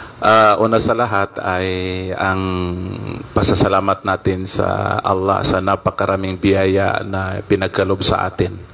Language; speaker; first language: Filipino; non-native, local second language; Maguindanaon